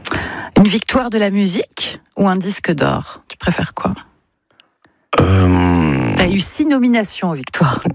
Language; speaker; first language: French; native; French